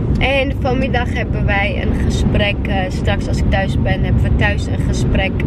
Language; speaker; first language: Dutch; non-native, fluent; Chechen